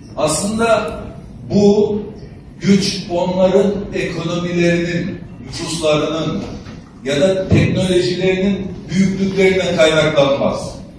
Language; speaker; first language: Turkish; native; Turkish